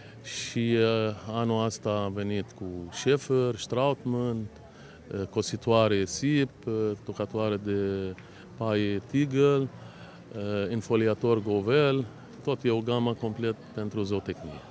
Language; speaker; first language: Romanian; non-native, fluent; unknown